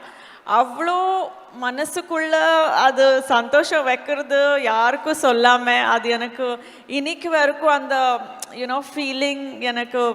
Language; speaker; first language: Tamil; non-native, fluent; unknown